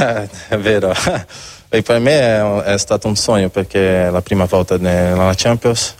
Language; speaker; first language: Italian; non-native, learner; Spanish